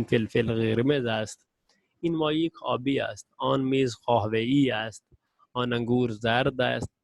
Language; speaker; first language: Persian; non-native, fluent; Urdu